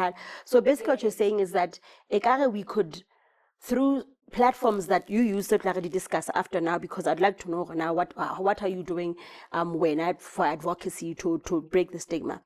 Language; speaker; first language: English; non-native, local second language; Southern Sotho